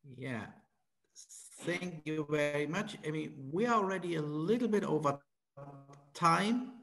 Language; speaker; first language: English; non-native, fluent; German